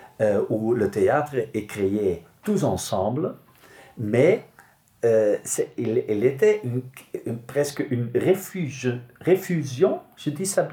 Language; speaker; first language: French; non-native, local second language; Dutch